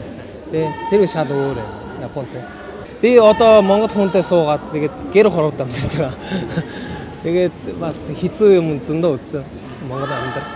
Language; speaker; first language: Mongolian; non-native, learner; Japanese